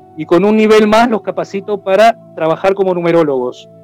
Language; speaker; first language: Spanish; native; Spanish